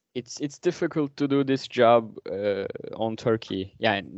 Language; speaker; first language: English; non-native, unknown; Turkish